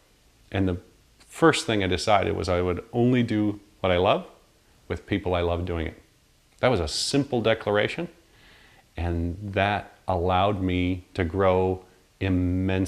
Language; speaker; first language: English; native; English